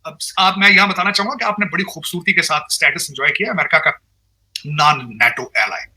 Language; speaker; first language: Urdu; non-native, local second language; Punjabi